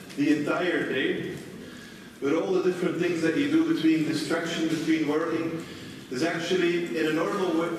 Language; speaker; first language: English; non-native, fluent; Dutch